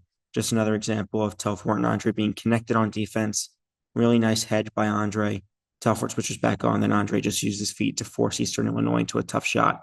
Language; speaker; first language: English; native; English